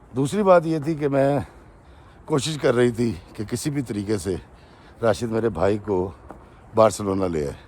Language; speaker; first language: Urdu; native; Urdu